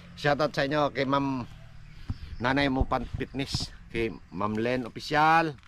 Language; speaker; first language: Filipino; non-native, local second language; Cebuano